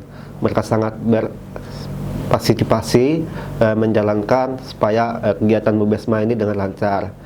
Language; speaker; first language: Indonesian; native; Indonesian